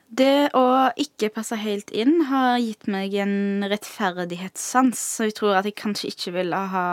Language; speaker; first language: Norwegian; early bilingual, other home language; Arabic